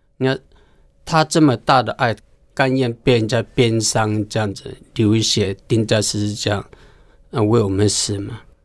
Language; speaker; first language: Chinese; non-native, local second language; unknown